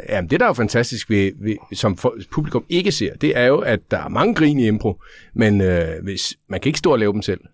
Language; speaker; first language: Danish; native; Danish